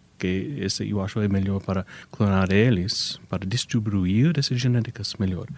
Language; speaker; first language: Portuguese; non-native, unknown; English